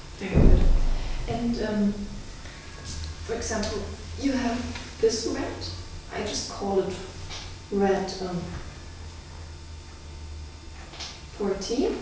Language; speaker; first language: English; non-native, fluent; German